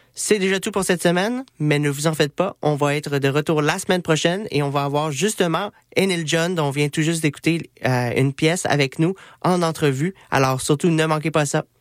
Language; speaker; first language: French; native; French